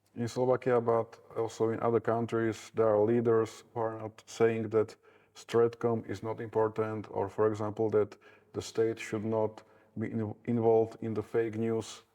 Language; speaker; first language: English; non-native, fluent; Slovak